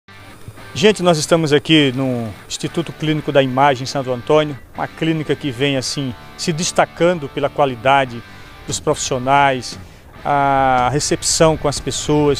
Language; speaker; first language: Portuguese; native; Portuguese